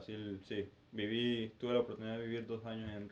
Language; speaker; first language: Spanish; native; Spanish